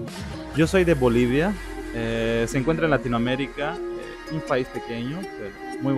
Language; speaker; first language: Spanish; early bilingual, heritage; Portuguese